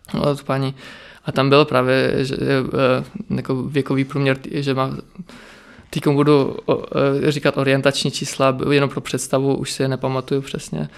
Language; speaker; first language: Czech; early bilingual, other home language; Ukrainian